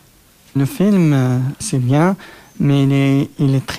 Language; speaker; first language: French; non-native, learner; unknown